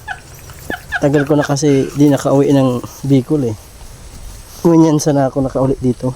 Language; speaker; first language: Filipino; non-native, local second language; Bikol